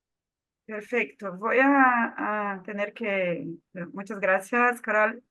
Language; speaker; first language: Spanish; non-native, fluent; Portuguese